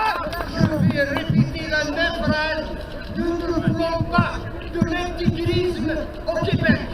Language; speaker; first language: French; non-native, fluent; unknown